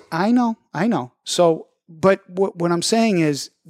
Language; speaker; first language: English; early bilingual, other home language; Italian